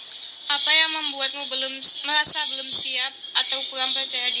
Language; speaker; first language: Indonesian; native; Indonesian